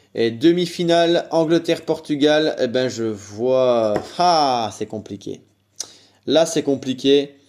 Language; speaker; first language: French; native; French